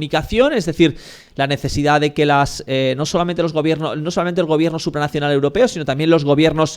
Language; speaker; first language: Spanish; native; Spanish